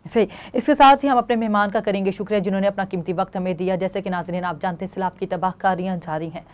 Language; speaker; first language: Urdu; native; Urdu